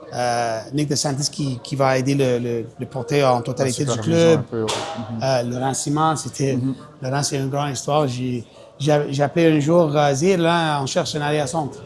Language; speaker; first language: French; non-native, local second language; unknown